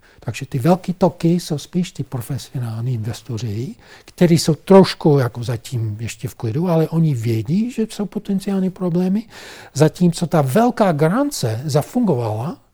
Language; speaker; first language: Czech; non-native, fluent; English